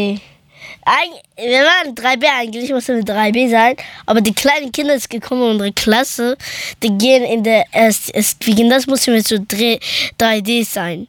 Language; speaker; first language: German; early bilingual, other home language; Persian